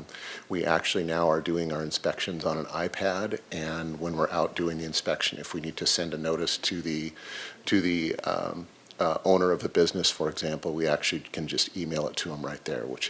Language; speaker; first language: English; native; English